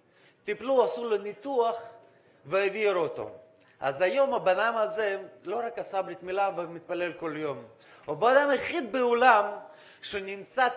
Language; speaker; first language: Hebrew; non-native, fluent; Russian